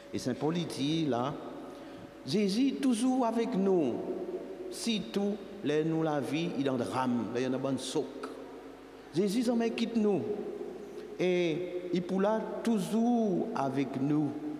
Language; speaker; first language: French; non-native, local second language; Seselwa Creole French